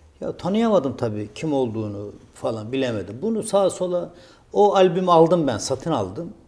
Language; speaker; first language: Turkish; native; Turkish